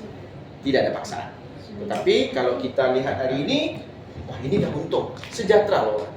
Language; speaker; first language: Indonesian; native; Indonesian